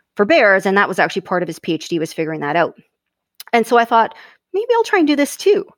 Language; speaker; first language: English; native; English